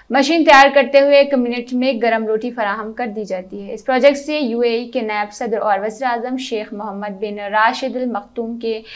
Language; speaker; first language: Urdu; native; Urdu